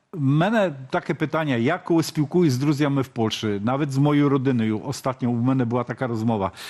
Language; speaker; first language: Polish; non-native, learner; Ukrainian